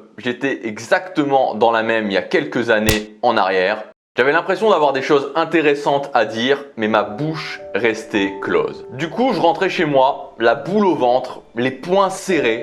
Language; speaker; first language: French; native; French